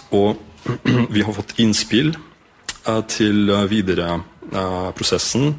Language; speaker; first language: Norwegian; non-native, fluent; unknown